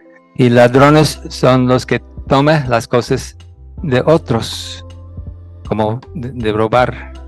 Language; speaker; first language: Spanish; non-native, fluent; English